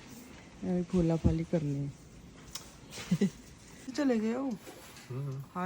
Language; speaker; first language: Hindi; non-native, local second language; Punjabi